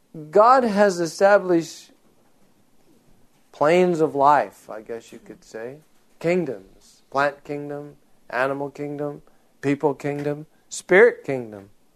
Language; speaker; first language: English; native; English